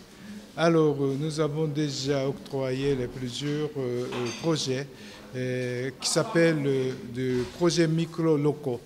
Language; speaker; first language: French; non-native, learner; Japanese